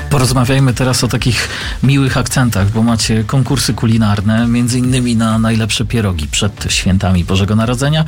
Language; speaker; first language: Polish; native; Polish